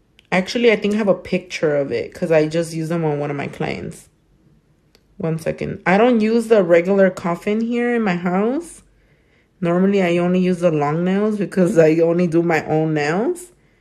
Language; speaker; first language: English; early bilingual, other home language; Spanish